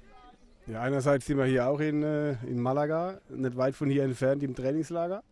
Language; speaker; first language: German; native; German